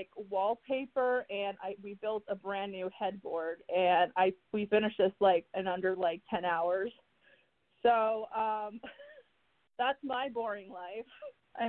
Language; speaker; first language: English; early bilingual, other home language; Spanish